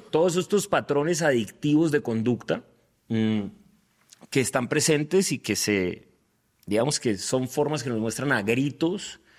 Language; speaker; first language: Spanish; native; Spanish